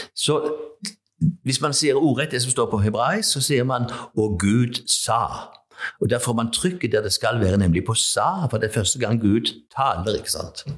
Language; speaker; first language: Norwegian; native; Norwegian